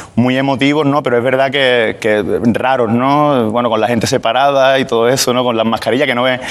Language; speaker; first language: Spanish; native; Spanish